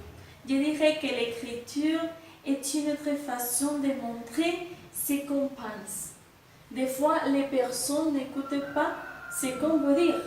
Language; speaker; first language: French; non-native, learner; Spanish